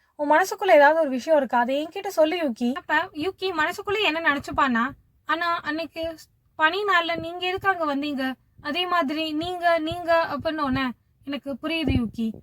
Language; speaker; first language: Tamil; native; Tamil